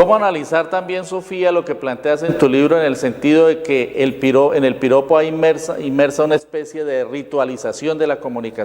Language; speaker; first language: Spanish; native; Spanish